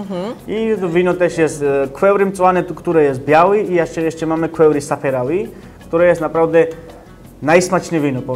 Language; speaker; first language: Polish; non-native, learner; Georgian